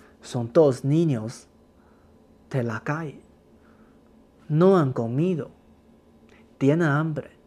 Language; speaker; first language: Spanish; non-native, learner; Chinese